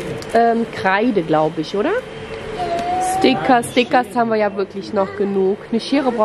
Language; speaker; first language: German; native; German